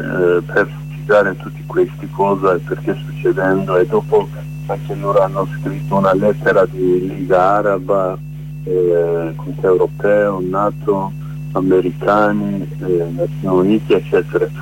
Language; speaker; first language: Italian; non-native, learner; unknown